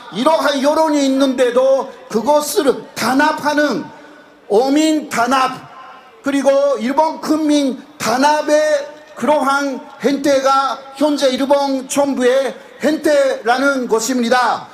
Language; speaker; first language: Korean; non-native, fluent; Japanese